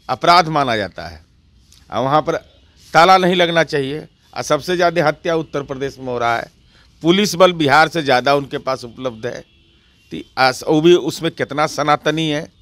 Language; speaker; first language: Hindi; native; Hindi